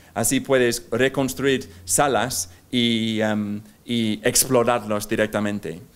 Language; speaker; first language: Spanish; non-native, fluent; English